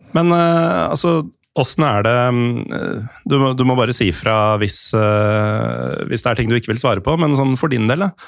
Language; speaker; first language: Norwegian; native; Norwegian